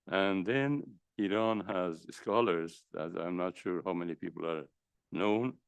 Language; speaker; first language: English; non-native, fluent; Persian